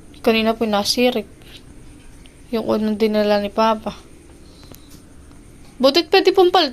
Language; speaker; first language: Filipino; native; Filipino